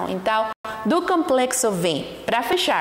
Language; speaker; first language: Portuguese; non-native, learner; Spanish